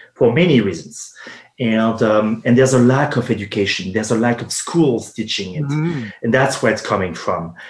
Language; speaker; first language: English; non-native, fluent; French